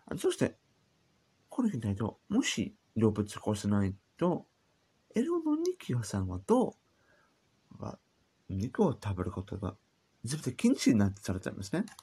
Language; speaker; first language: Japanese; non-native, learner; English